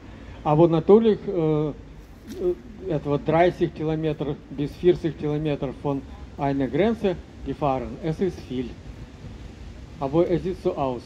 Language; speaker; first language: German; non-native, learner; Russian